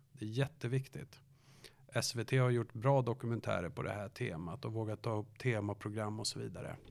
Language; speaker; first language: Swedish; native; Swedish